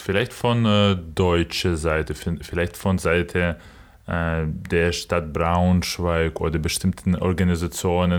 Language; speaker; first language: German; non-native, fluent; Ukrainian